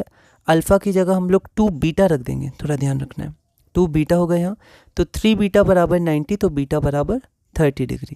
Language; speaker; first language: Hindi; native; Hindi